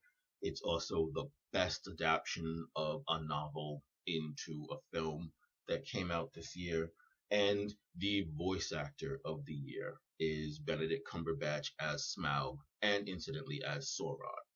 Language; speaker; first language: English; native; English